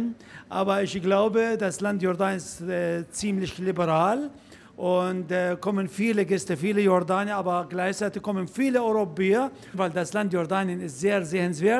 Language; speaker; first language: German; non-native, fluent; Arabic